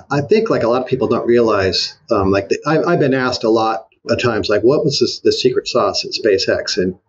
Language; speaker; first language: English; native; English